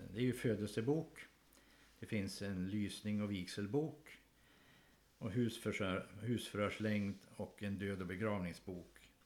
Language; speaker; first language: Swedish; native; Swedish